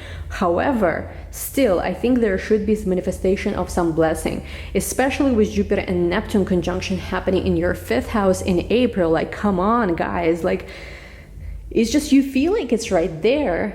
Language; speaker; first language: English; non-native, fluent; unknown